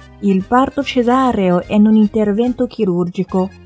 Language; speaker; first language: Italian; non-native, fluent; Chinese